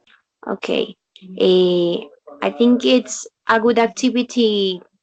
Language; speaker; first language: English; non-native, learner; Spanish